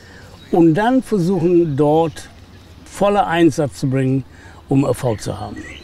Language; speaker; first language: German; non-native, fluent; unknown